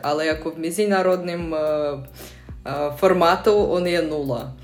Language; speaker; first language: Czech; non-native, fluent; Russian